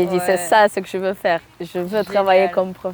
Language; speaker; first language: French; non-native, fluent; Portuguese